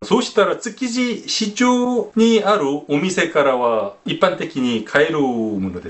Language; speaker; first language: Japanese; non-native, fluent; Korean